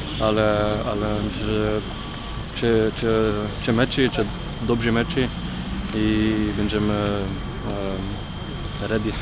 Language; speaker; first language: Polish; non-native, learner; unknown